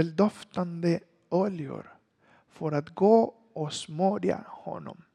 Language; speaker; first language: Swedish; non-native, learner; Spanish